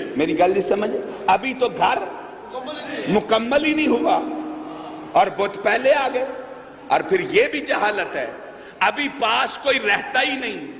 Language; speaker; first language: Urdu; non-native, local second language; Punjabi